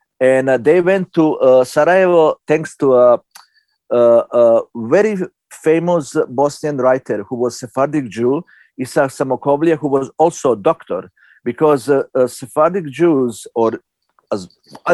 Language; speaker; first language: English; non-native, fluent; Bosnian